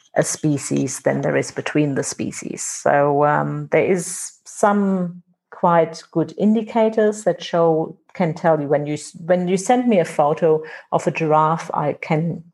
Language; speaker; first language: English; non-native, fluent; German